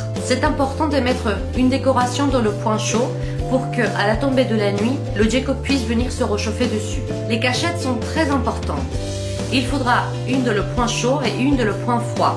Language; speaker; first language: French; non-native, fluent; Spanish